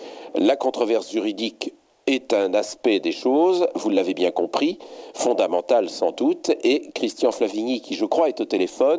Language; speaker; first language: French; native; French